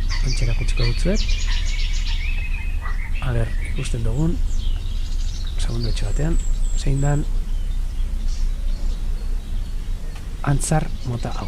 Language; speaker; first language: Basque; native; Basque